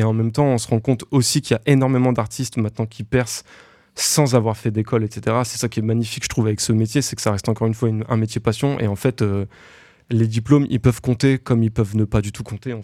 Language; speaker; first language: French; native; French